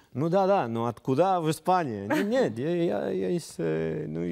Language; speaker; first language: Russian; non-native, learner; Spanish